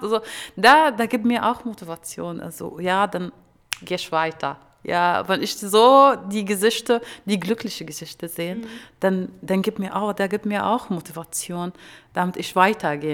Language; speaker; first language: German; non-native, learner; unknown